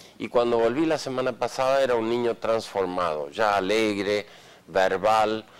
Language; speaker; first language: Spanish; non-native, fluent; Swedish